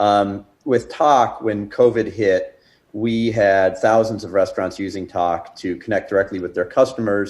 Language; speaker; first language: English; native; English